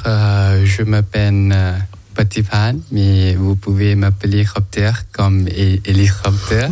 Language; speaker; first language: French; non-native, learner; Thai